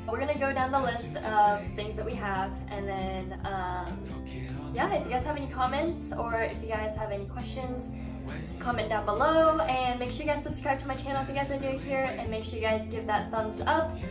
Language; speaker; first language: English; early bilingual, other home language; Japanese